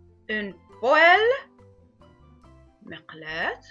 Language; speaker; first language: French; non-native, local second language; Arabic